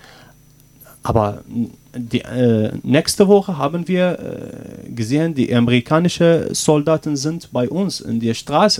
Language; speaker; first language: German; non-native, learner; Arabic